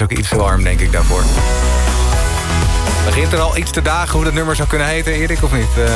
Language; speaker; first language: Dutch; native; Dutch